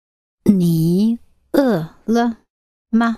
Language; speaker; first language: Chinese; non-native, learner; English